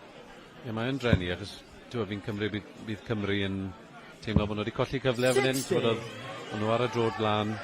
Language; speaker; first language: Welsh; native; Welsh